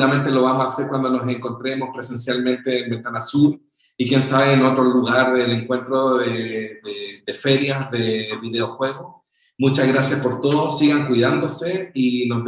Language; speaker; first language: Spanish; native; Spanish